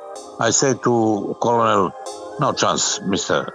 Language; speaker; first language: English; non-native, learner; Serbian